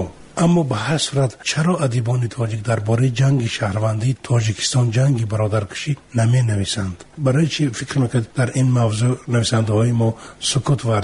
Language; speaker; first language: Tajik; native; Tajik